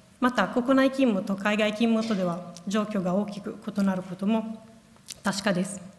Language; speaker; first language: Japanese; non-native, fluent; Italian